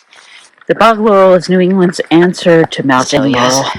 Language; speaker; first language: English; native; English